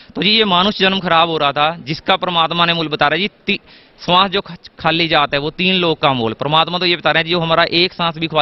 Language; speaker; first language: Hindi; native; Hindi